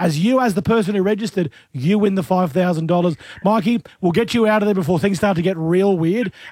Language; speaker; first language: English; native; English